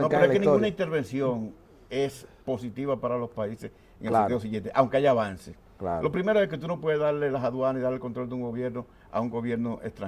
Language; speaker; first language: Spanish; native; Spanish